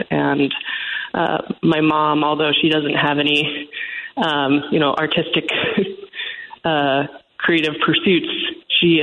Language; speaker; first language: English; native; English